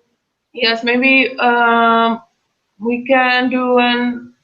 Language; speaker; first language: English; non-native, fluent; Dutch